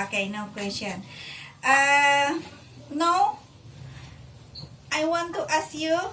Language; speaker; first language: English; non-native, learner; Indonesian